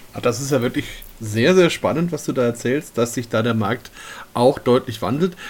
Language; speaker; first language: German; native; German